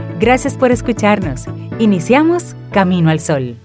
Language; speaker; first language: Spanish; native; Spanish